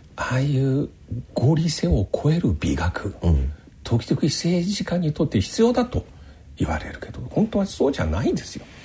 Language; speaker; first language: Japanese; non-native, fluent; Chinese